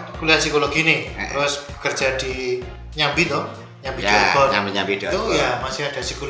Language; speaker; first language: Indonesian; non-native, local second language; Javanese